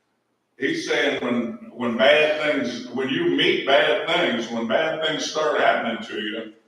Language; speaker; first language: English; native; English